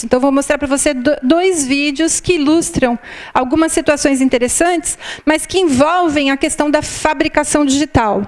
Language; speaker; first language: Portuguese; native; Portuguese